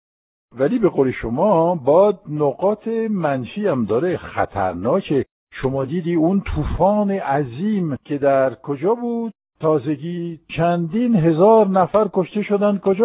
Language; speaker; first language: Persian; non-native, fluent; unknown